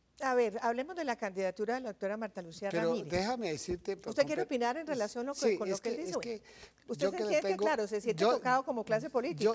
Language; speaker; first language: Spanish; native; Spanish